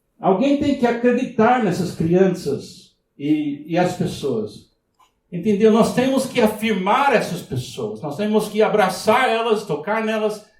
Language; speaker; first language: Portuguese; non-native, fluent; English